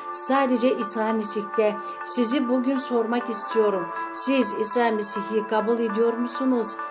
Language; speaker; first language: Turkish; non-native, fluent; Azerbaijani